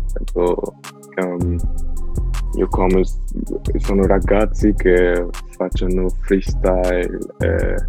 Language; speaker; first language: Italian; non-native, learner; Albanian